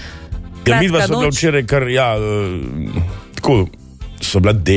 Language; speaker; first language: Slovenian; native; Slovenian